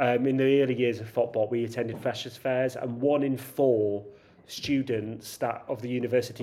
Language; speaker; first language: English; native; English